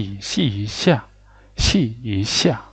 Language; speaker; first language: Chinese; non-native, learner; Mongolian